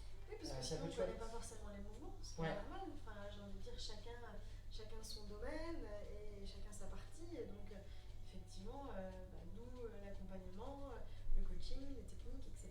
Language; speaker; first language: French; native; French